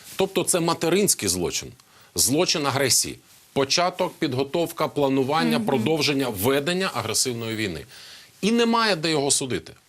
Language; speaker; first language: Ukrainian; non-native, local second language; Russian